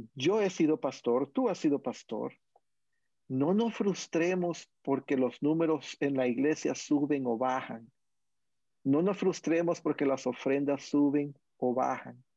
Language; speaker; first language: Spanish; native; Spanish